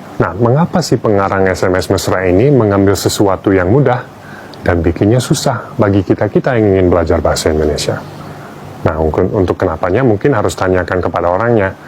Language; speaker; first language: Indonesian; non-native, fluent; English